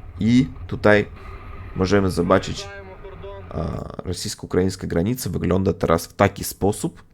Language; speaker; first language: Polish; non-native, fluent; Russian